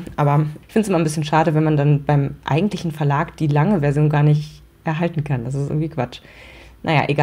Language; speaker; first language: German; native; German